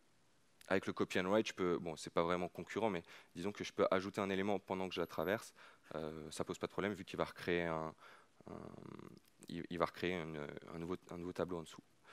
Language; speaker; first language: French; native; French